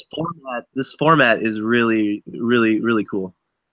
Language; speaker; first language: English; native; English